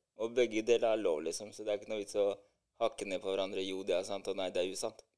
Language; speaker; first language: Norwegian; early bilingual, other home language; Albanian